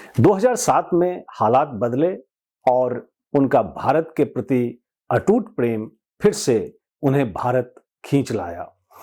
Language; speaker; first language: Hindi; native; Hindi